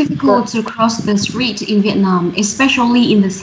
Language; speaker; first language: English; non-native, learner; Vietnamese